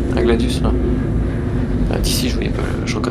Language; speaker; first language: French; native; French